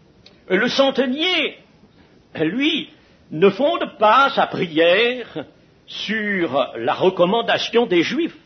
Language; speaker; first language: French; native; French